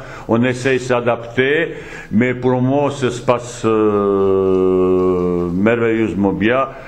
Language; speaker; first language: French; non-native, fluent; Bosnian